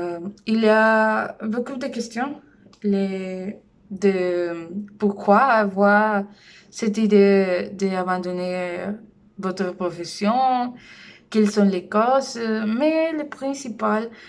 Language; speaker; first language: French; non-native, learner; Spanish